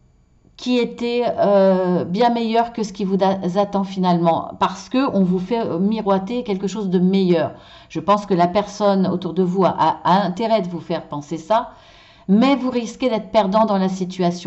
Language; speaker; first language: French; native; French